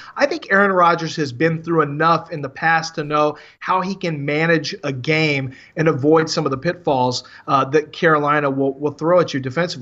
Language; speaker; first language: English; native; English